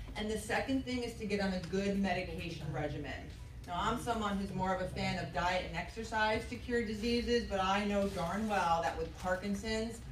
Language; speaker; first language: English; native; English